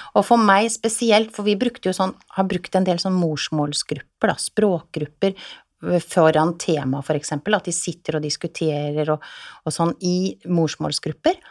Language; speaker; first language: Norwegian; native; Norwegian